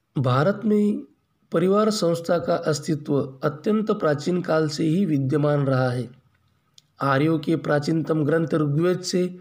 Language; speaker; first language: Hindi; non-native, local second language; Marathi